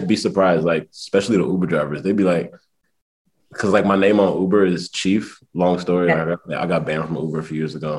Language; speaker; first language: English; native; English